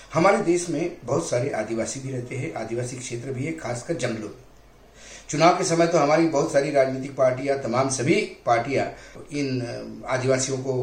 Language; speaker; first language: Hindi; non-native, local second language; Marathi